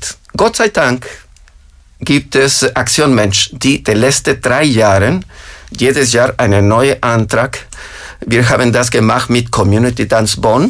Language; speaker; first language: German; non-native, fluent; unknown